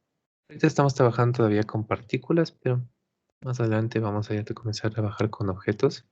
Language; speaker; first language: Spanish; native; Spanish